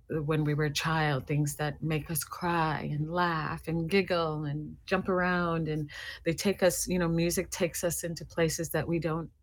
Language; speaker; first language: English; native; English